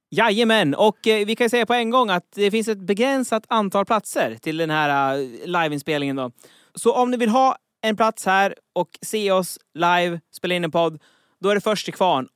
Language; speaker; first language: Swedish; native; Swedish